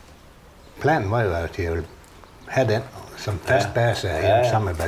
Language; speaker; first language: Danish; native; Danish